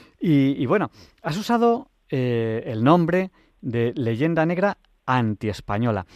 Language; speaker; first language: Spanish; native; Spanish